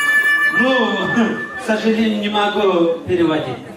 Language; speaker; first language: Russian; non-native, local second language; Kyrgyz